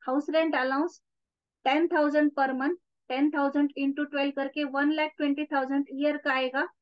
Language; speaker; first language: Hindi; non-native, local second language; Marathi